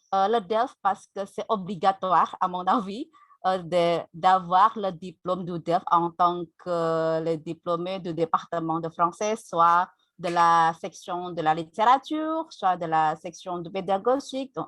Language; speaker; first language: French; non-native, fluent; Indonesian